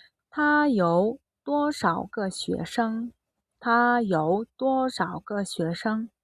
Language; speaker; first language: Chinese; non-native, fluent; Mongolian